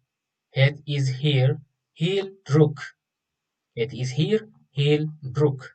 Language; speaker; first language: Dutch; non-native, fluent; Tigrinya